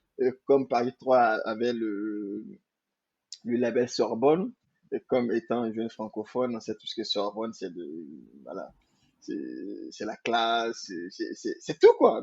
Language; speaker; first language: French; non-native, local second language; Mandingo